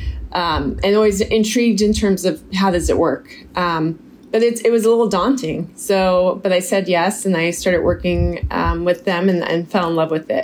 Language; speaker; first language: English; native; English